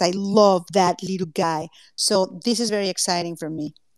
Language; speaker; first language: English; non-native, fluent; Spanish